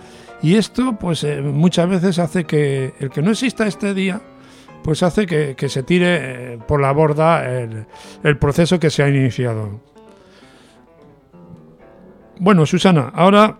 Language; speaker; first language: Spanish; native; Spanish